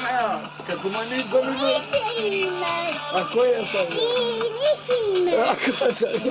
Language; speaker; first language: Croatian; non-native, local second language; Romany